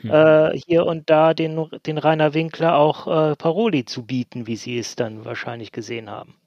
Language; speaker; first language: German; native; German